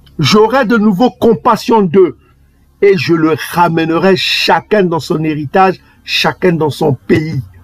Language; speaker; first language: French; non-native, local second language; Kongo